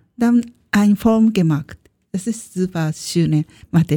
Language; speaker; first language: German; non-native, learner; Japanese